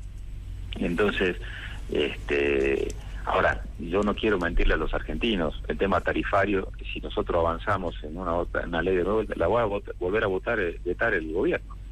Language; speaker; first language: Spanish; native; Spanish